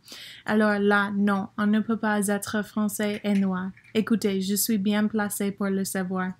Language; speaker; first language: French; non-native, learner; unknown